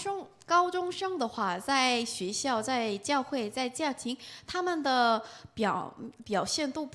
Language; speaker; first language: Chinese; non-native, fluent; Korean